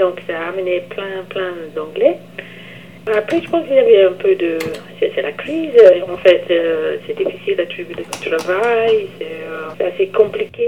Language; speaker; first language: French; non-native, fluent; English